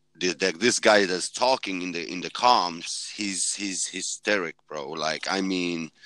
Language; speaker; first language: English; early bilingual, heritage; Swedish